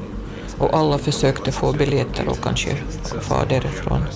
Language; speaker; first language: Swedish; non-native, fluent; Russian